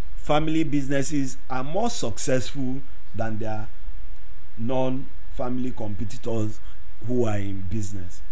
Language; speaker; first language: English; non-native, local second language; Yoruba